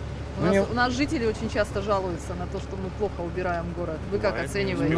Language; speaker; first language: Russian; native; Russian